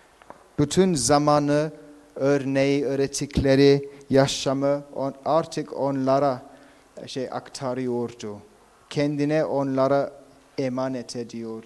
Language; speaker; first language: Turkish; non-native, fluent; English